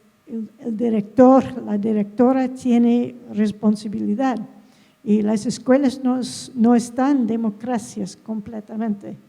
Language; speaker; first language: Spanish; non-native, fluent; English